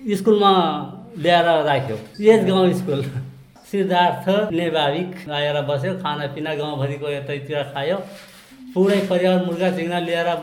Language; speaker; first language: Nepali; non-native, local second language; Rana Tharu